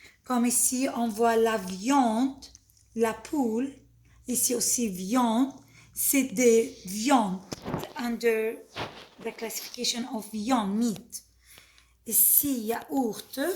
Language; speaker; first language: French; non-native, fluent; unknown